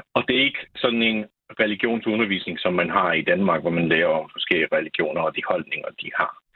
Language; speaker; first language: Danish; non-native, fluent; Polish